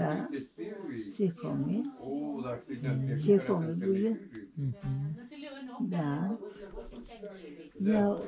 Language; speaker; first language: Russian; non-native, local second language; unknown